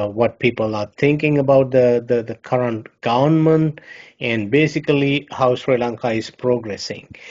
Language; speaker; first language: English; non-native, local second language; Sinhala